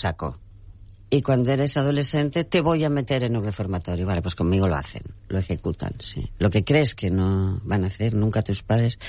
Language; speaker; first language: Catalan; non-native, local second language; Spanish